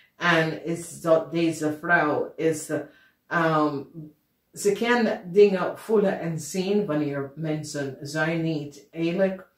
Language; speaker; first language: Dutch; non-native, fluent; English